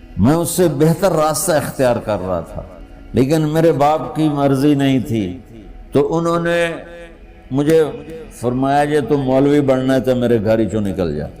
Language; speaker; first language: Urdu; non-native, local second language; Punjabi